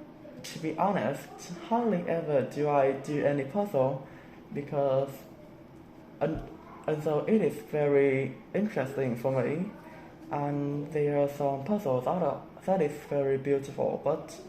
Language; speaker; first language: English; non-native, learner; Vietnamese